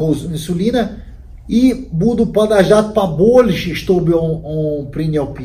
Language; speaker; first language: Russian; non-native, learner; Portuguese